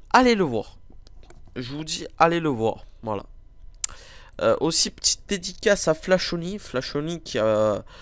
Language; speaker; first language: French; native; French